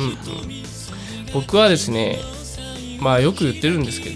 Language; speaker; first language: Japanese; native; Japanese